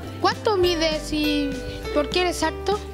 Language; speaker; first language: Spanish; native; Spanish